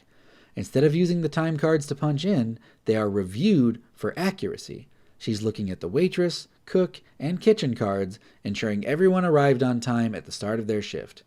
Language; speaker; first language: English; native; English